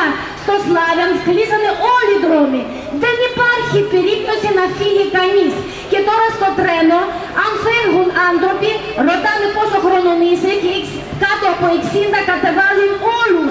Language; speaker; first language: Greek; non-native, fluent; Russian